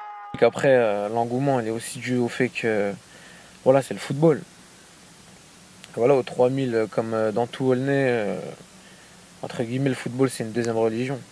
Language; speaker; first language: French; native; French